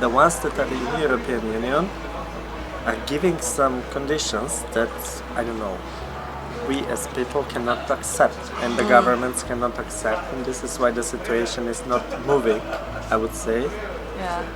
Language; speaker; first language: English; non-native, fluent; Macedonian